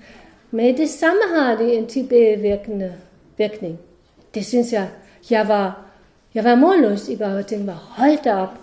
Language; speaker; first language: Danish; non-native, fluent; German